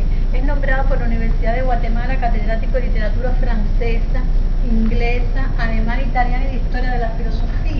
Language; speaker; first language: Spanish; native; Spanish